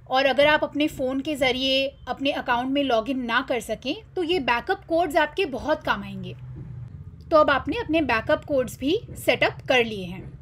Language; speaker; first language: Hindi; native; Hindi